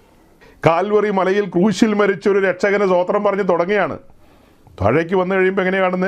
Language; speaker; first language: Malayalam; native; Malayalam